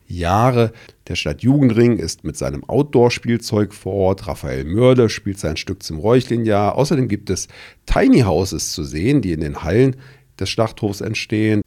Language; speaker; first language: German; native; German